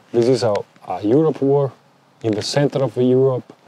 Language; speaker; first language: English; non-native, learner; Italian